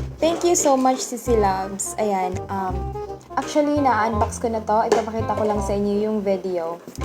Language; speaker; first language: Filipino; non-native, local second language; Cebuano